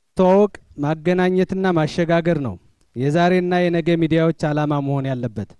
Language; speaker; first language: Amharic; native; Amharic